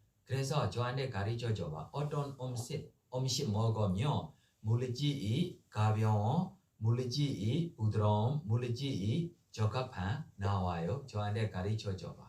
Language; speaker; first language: Korean; non-native, learner; Burmese